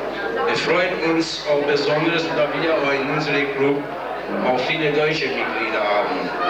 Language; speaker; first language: German; non-native, fluent; Italian